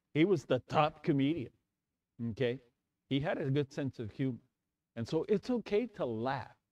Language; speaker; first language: English; native; English